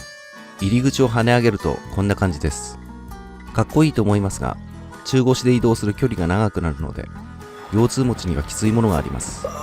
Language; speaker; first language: Japanese; native; Japanese